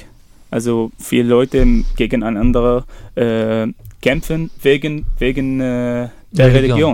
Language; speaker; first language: German; non-native, fluent; Arabic